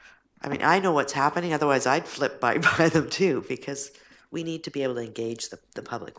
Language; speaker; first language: English; native; English